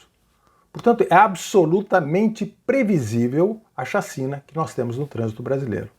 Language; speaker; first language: Portuguese; native; Portuguese